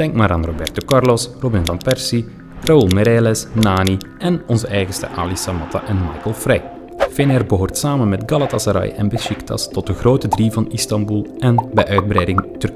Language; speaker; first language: Dutch; native; Dutch